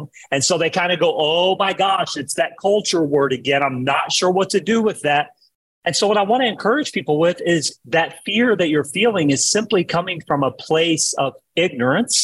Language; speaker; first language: English; native; English